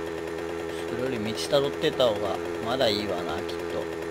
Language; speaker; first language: Japanese; native; Japanese